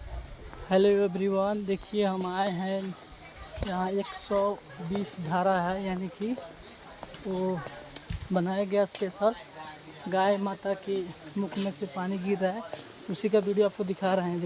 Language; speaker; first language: Hindi; native; Hindi